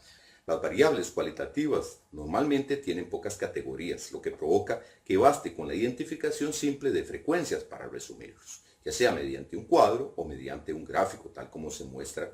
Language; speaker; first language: Spanish; native; Spanish